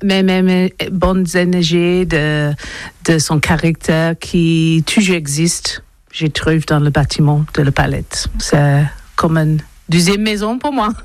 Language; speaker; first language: French; non-native, learner; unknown